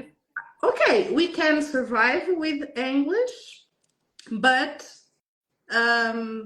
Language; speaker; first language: English; non-native, learner; Portuguese